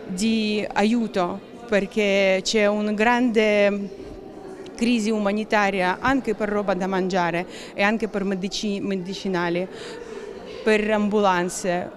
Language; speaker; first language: Italian; non-native, learner; Ukrainian